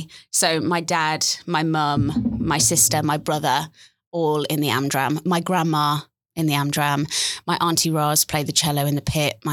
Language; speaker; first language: English; native; English